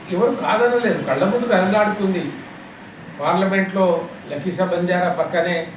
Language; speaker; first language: Telugu; non-native, local second language; Lambadi